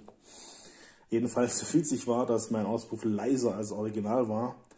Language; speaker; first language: German; native; German